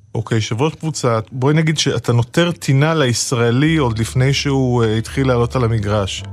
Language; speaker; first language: Hebrew; native; Hebrew